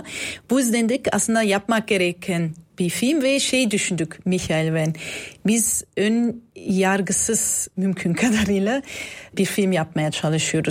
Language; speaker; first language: Turkish; non-native, fluent; German